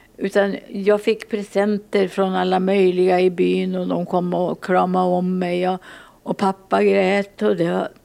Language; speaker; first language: Swedish; early bilingual, other home language; Finnish